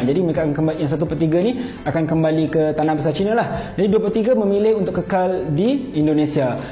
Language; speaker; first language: Malay; native; Malay